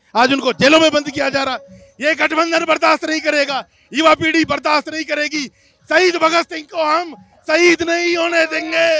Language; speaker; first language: Hindi; native; Hindi